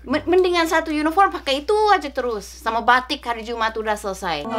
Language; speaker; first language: Indonesian; non-native, fluent; English